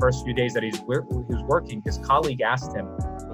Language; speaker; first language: English; native; English